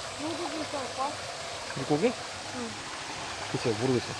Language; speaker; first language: Korean; non-native, learner; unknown